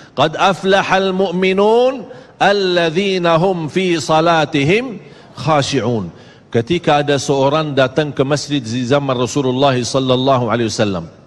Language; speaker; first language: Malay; native; Malay